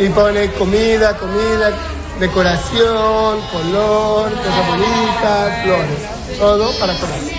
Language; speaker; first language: Spanish; non-native, fluent; Italian